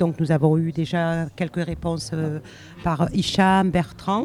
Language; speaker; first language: French; native; French